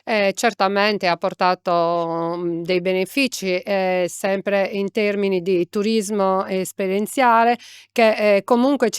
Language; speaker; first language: Italian; native; Italian